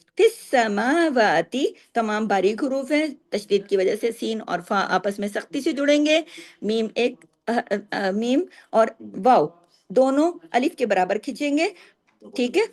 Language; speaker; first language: Urdu; native; Urdu